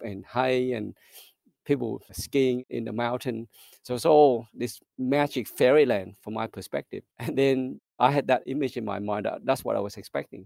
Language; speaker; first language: English; early bilingual, other home language; Vietnamese